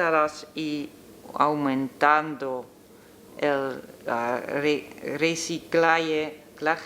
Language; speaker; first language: Spanish; non-native, learner; Dutch